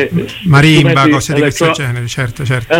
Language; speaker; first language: Italian; native; Italian